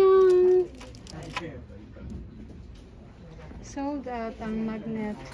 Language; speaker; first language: Japanese; non-native, learner; Filipino